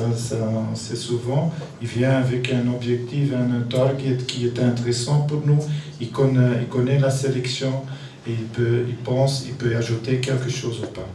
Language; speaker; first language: French; non-native, learner; Dutch